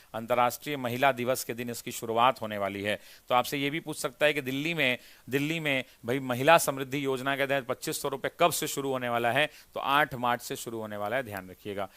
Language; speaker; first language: Hindi; native; Hindi